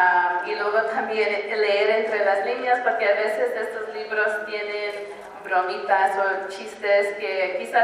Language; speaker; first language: Spanish; early bilingual, heritage; Spanish